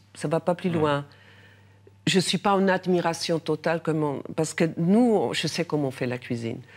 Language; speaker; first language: French; non-native, local second language; German